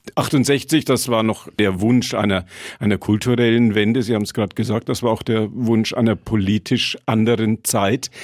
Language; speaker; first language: German; native; German